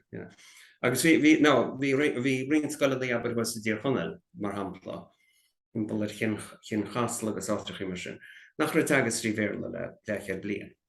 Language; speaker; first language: Irish; native; Irish